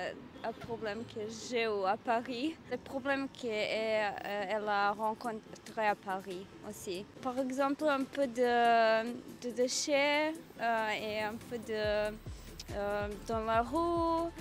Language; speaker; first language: French; non-native, learner; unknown